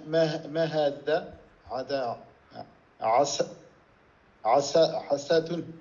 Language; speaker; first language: Arabic; non-native, learner; French